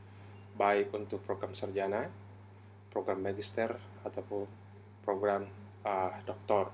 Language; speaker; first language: Indonesian; native; Indonesian